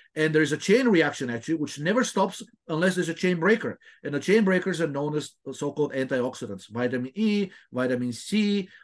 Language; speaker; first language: English; non-native, fluent; Bulgarian